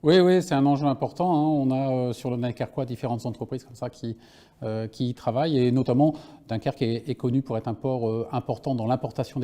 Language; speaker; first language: French; native; French